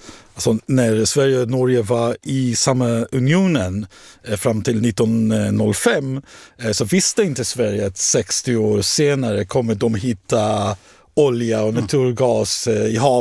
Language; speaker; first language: Swedish; non-native, fluent; Hebrew